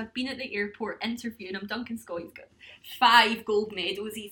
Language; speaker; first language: English; native; English